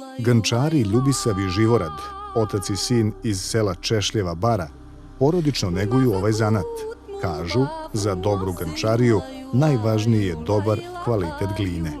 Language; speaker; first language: Bosnian; native; Bosnian